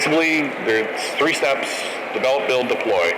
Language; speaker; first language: English; native; English